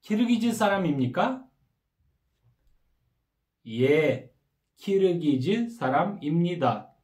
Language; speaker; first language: Korean; non-native, learner; Kyrgyz